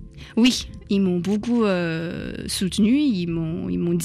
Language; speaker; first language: French; non-native, fluent; Chinese